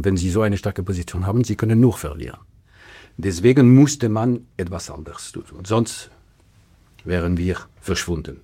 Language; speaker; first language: German; non-native, local second language; French